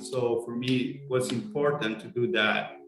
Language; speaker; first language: English; non-native, fluent; Spanish